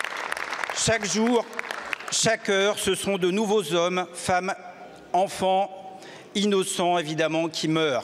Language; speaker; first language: French; native; French